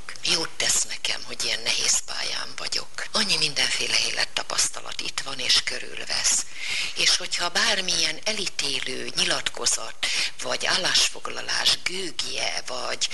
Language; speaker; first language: Hungarian; native; Hungarian